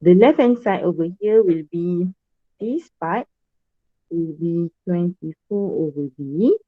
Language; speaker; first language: English; non-native, local second language; Malay